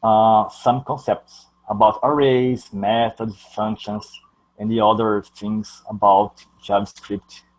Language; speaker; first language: English; non-native, learner; Portuguese